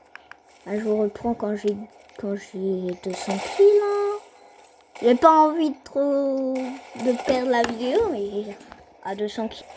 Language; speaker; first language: French; native; French